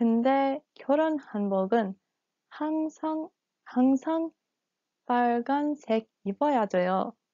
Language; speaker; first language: Korean; non-native, learner; English